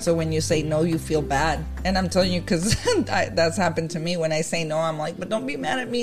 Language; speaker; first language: English; early bilingual, other home language; Spanish